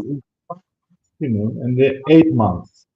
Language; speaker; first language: English; non-native, learner; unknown